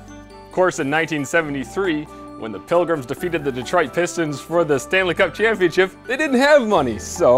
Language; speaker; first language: English; native; English